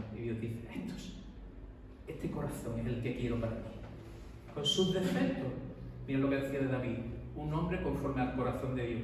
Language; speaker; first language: Spanish; native; Spanish